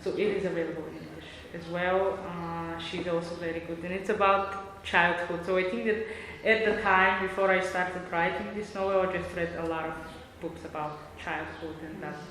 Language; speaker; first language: English; non-native, fluent; Bulgarian